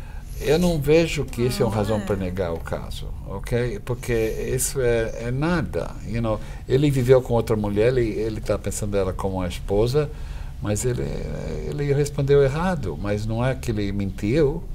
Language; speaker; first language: Portuguese; non-native, fluent; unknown